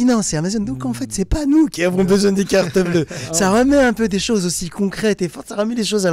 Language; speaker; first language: French; native; French